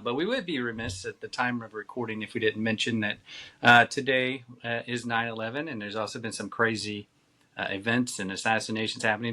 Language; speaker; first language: English; native; English